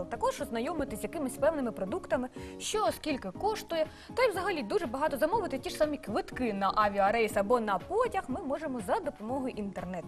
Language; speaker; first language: Ukrainian; native; Ukrainian